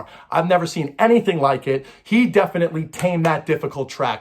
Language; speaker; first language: English; native; English